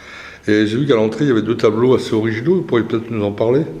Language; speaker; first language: French; native; French